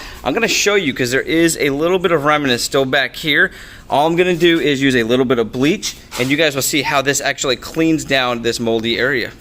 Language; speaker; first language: English; native; English